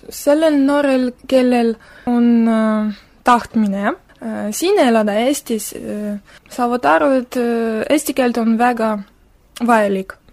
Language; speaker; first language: Estonian; non-native, local second language; Russian